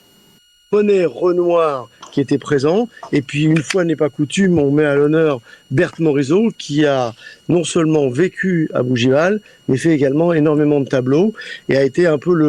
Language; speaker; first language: French; native; French